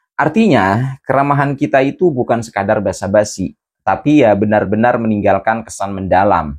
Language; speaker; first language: Indonesian; native; Indonesian